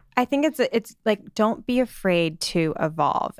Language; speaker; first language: English; native; English